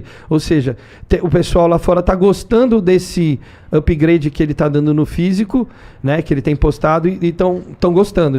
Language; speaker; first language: Portuguese; native; Portuguese